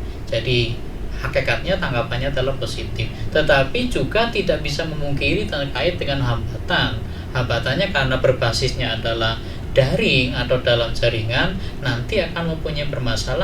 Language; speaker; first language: Indonesian; native; Indonesian